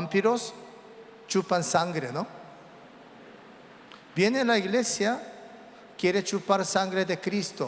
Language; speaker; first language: Spanish; non-native, learner; Korean